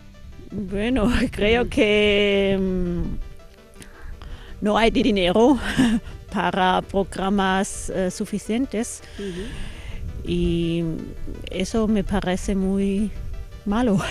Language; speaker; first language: Spanish; non-native, fluent; German